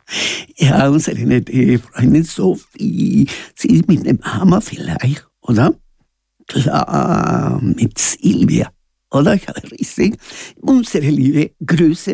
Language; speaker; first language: German; non-native, learner; Spanish